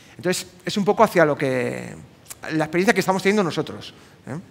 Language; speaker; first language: Spanish; native; Spanish